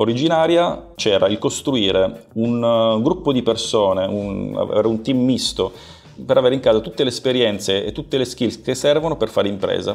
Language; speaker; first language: Italian; native; Italian